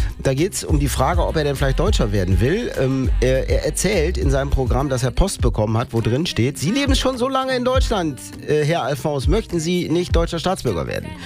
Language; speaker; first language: German; native; German